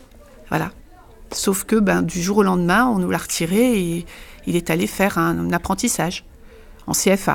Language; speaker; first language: French; native; French